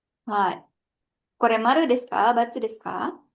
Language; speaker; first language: Japanese; non-native, fluent; Indonesian